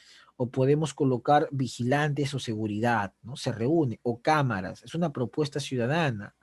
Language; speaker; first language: Spanish; native; Spanish